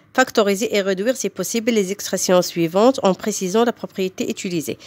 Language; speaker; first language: French; non-native, local second language; Arabic